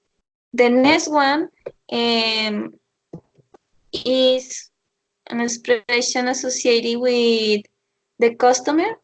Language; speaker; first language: English; non-native, learner; Spanish